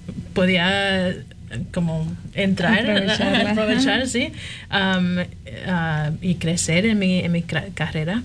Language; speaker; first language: Spanish; early bilingual, heritage; Spanish